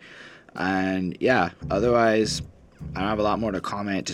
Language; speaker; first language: English; native; English